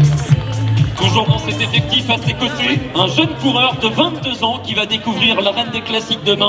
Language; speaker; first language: French; native; French